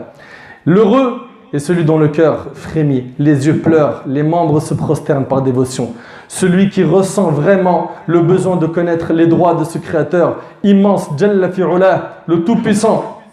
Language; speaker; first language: French; native; French